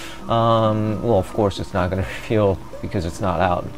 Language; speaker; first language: English; non-native, fluent; Japanese